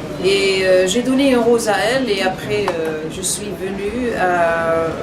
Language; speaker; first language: French; non-native, learner; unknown